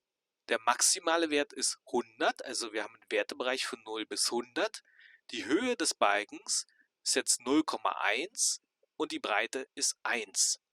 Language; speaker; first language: German; native; German